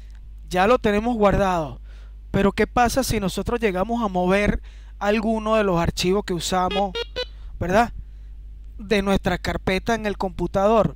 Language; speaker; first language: Spanish; native; Spanish